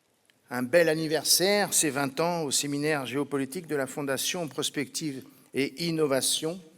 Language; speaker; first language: French; native; French